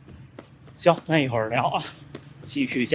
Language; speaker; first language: Chinese; native; Chinese